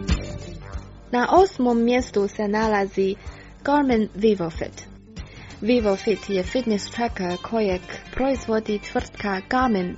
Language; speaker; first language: Croatian; non-native, fluent; Chinese